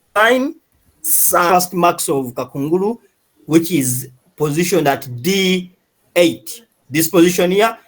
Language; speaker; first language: English; non-native, local second language; Swahili